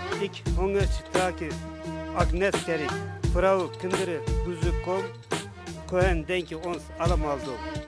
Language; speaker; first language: Dutch; non-native, learner; Turkish